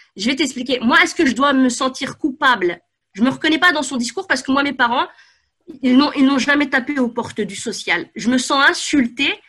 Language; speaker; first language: French; native; French